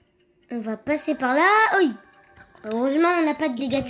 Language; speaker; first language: French; native; French